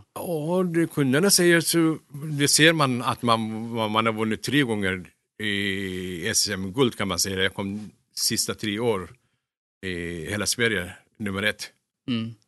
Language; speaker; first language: Swedish; non-native, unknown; Turkish